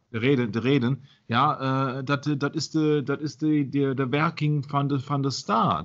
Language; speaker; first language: Dutch; non-native, learner; German